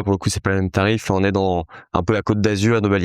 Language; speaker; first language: French; native; French